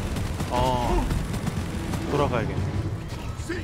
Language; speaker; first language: Korean; native; Korean